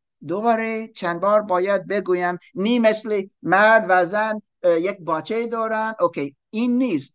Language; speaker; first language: Persian; non-native, learner; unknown